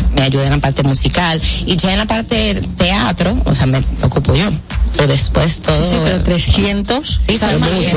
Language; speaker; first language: Spanish; early bilingual, heritage; Spanish